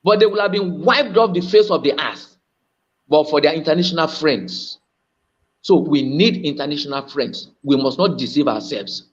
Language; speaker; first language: English; non-native, local second language; Yoruba